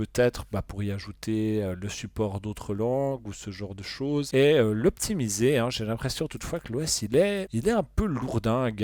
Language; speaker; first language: French; native; French